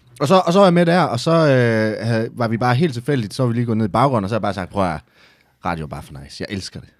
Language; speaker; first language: Danish; native; Danish